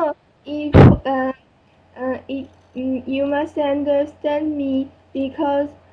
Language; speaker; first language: English; non-native, learner; French